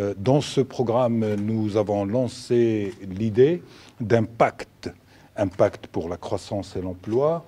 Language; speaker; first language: French; non-native, local second language; Arabic